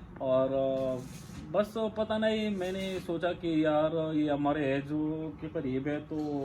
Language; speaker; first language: Hindi; non-native, local second language; Pashto